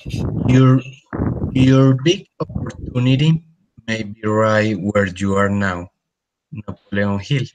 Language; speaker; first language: English; non-native, learner; Spanish